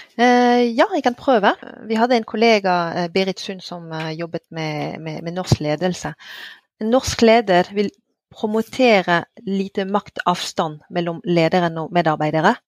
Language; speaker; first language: Norwegian; non-native, fluent; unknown